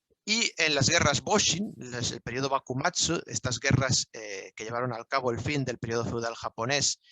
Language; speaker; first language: Spanish; native; Spanish